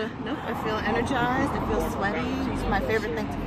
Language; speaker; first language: English; native; English